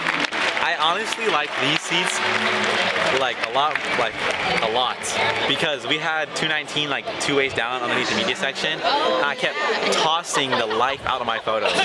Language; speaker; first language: English; native; English